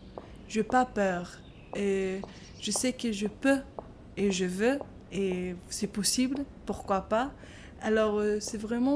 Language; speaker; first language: French; non-native, learner; Arabic